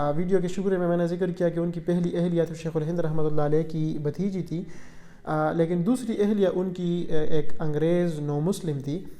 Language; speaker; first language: Urdu; non-native, local second language; Pashto